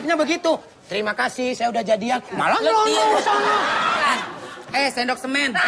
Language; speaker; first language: Indonesian; native; Indonesian